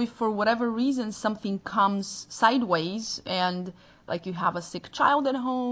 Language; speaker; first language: English; non-native, fluent; Bulgarian